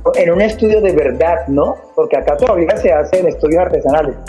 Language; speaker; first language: Spanish; native; Spanish